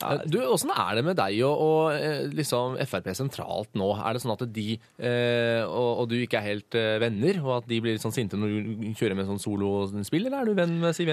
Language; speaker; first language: Norwegian; native; Norwegian